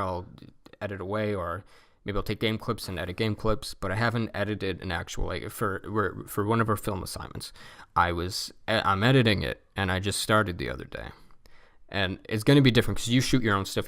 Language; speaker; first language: English; native; English